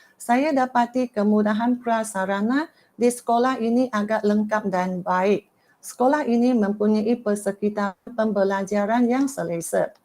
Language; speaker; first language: Malay; non-native, local second language; Chinese